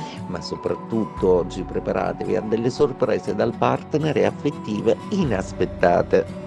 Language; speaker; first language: Italian; native; Italian